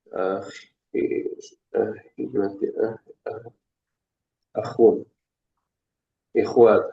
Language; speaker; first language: Arabic; non-native, learner; Indonesian